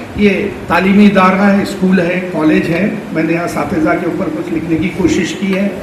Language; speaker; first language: Urdu; native; Urdu